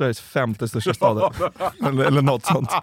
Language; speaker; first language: Swedish; native; Swedish